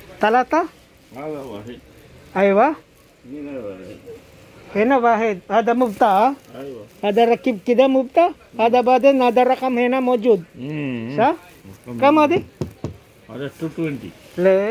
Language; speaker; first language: Arabic; non-native, learner; Filipino